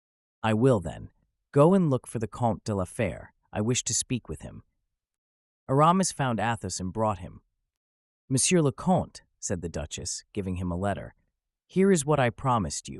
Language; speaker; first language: English; native; English